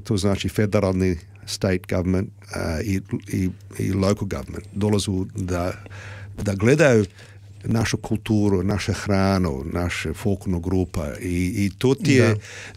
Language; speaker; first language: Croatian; early bilingual, heritage; Serbian